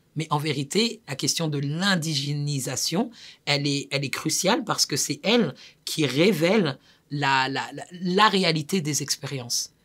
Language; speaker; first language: French; native; French